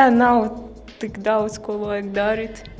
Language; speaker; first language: Latvian; non-native, local second language; Russian